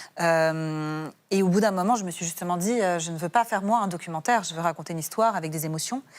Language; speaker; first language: French; early bilingual, other home language; Persian